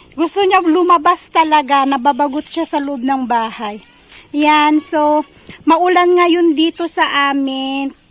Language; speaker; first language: Filipino; non-native, local second language; Iloko